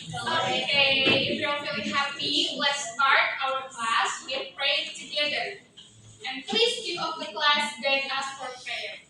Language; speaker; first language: English; non-native, learner; Indonesian